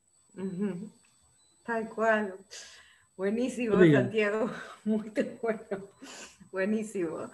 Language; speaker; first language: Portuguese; non-native, learner; Spanish